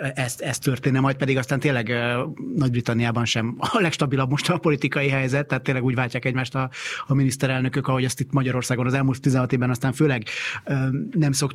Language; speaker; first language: Hungarian; native; Hungarian